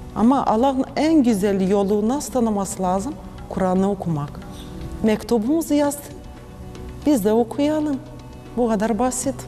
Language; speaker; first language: Turkish; non-native, fluent; Ukrainian